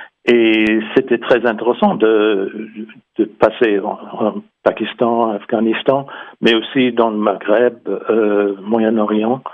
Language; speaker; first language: French; non-native, fluent; English